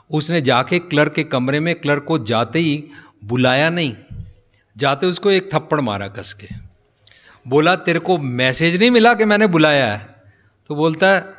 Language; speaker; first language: Hindi; non-native, local second language; Punjabi